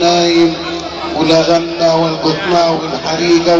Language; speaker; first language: Arabic; native; Arabic